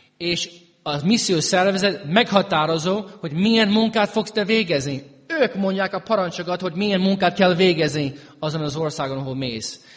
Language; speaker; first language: Hungarian; early bilingual, heritage; Hungarian